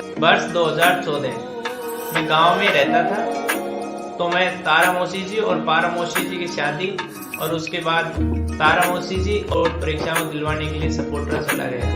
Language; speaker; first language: Hindi; native; Hindi